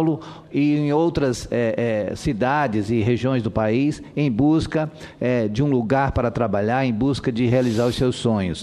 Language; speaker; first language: Portuguese; native; Portuguese